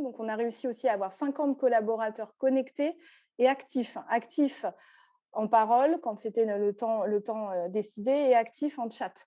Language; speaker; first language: French; native; French